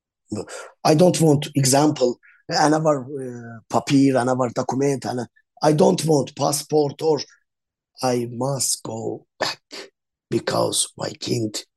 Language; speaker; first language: English; non-native, learner; Azerbaijani